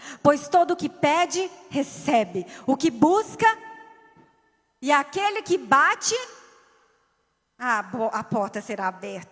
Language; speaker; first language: Portuguese; native; Portuguese